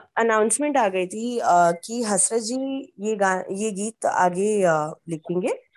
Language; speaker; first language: Hindi; native; Hindi